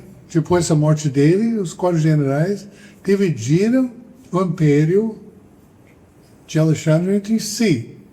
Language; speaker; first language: Portuguese; non-native, fluent; English